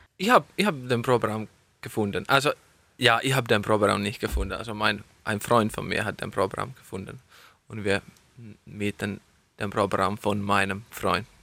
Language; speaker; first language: German; non-native, fluent; Finnish